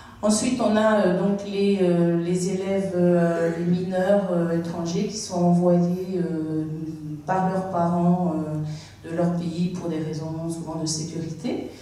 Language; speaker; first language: French; native; French